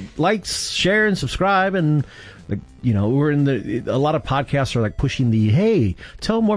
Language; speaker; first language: English; native; English